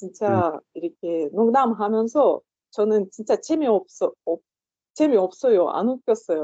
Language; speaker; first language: Korean; non-native, learner; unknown